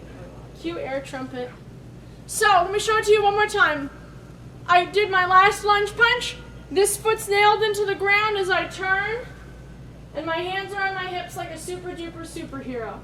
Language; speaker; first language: English; native; English